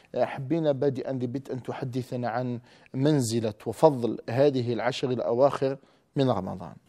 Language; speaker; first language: Arabic; native; Arabic